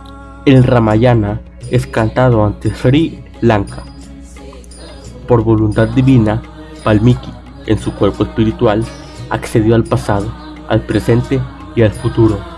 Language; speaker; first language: Spanish; native; Spanish